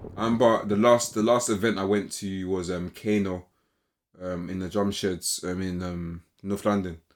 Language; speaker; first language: English; native; English